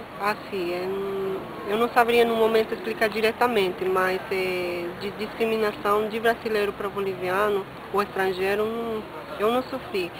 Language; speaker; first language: Portuguese; non-native, fluent; Spanish